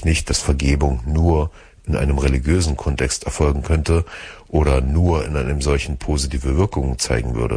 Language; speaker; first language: German; native; German